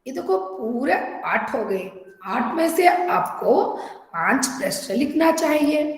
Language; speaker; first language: Hindi; non-native, local second language; Telugu